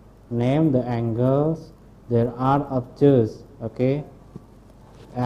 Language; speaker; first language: English; non-native, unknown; Indonesian